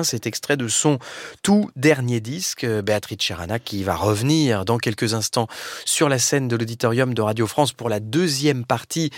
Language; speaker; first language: French; native; French